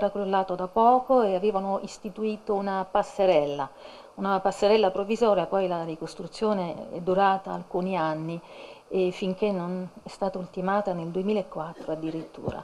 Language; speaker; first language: Italian; native; Italian